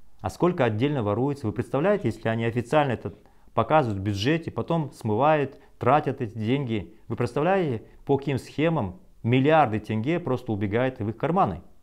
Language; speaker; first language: Russian; non-native, local second language; Kazakh